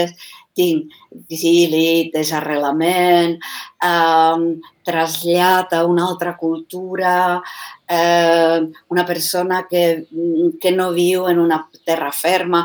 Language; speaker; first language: Catalan; non-native, fluent; Czech